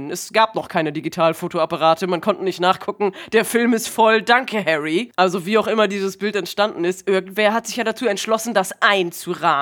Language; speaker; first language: German; native; German